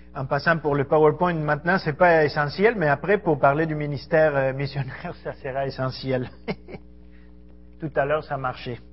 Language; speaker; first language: French; non-native, fluent; Spanish